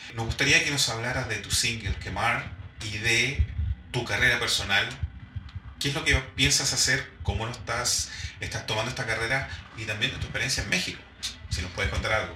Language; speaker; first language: Spanish; native; Spanish